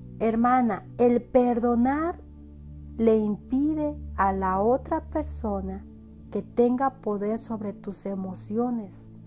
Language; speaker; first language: Spanish; native; Spanish